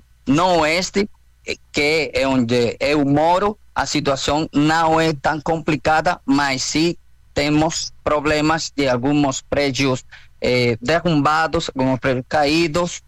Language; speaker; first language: Portuguese; non-native, fluent; Spanish